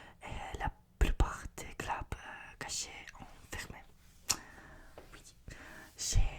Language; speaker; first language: French; non-native, learner; Russian